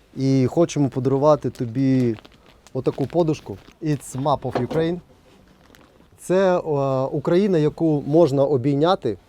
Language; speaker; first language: Ukrainian; native; Ukrainian